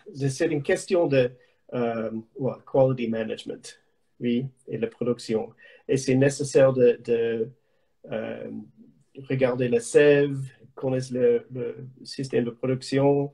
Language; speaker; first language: French; non-native, learner; English